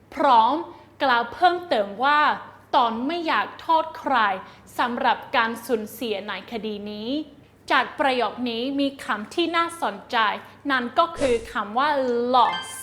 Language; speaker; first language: Thai; native; Thai